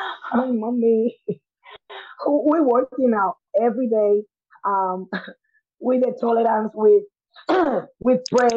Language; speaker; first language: English; non-native, learner; Spanish